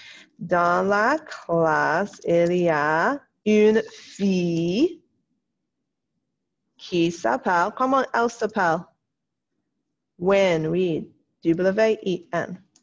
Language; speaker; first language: French; non-native, fluent; English